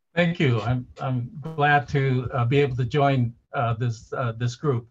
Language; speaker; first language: English; native; English